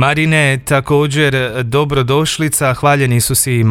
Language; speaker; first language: Croatian; native; Croatian